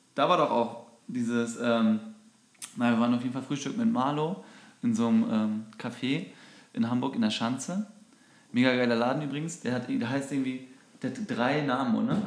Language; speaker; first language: German; early bilingual, other home language; Turkish